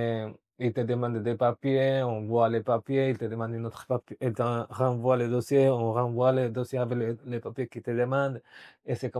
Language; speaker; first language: French; non-native, fluent; Spanish